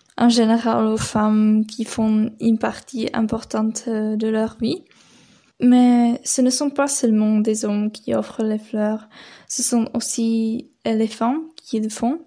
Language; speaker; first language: French; non-native, fluent; Czech